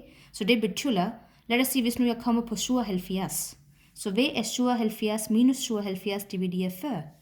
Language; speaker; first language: Danish; non-native, fluent; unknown